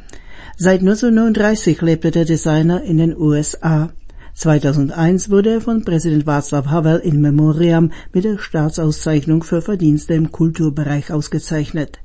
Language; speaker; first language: German; native; German